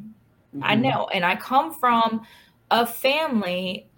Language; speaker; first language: English; native; English